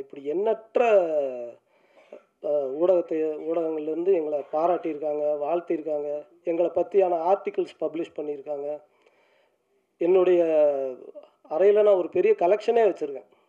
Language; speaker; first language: Tamil; native; Tamil